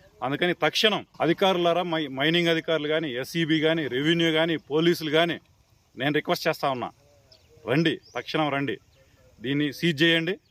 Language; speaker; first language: Telugu; native; Telugu